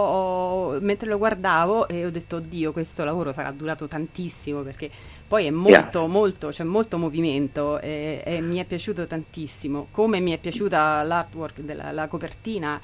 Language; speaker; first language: Italian; native; Italian